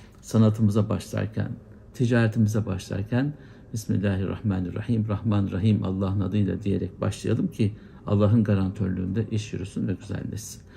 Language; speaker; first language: Turkish; native; Turkish